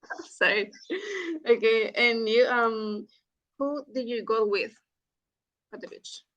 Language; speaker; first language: English; non-native, learner; Spanish